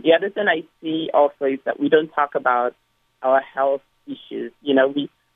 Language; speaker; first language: English; non-native, local second language; Igbo